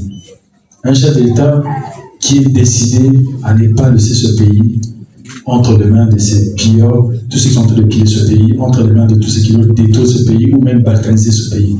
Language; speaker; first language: French; non-native, local second language; Lingala